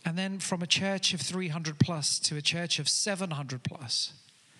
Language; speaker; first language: English; native; English